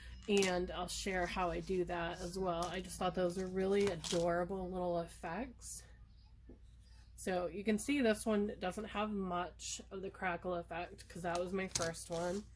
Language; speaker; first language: English; native; English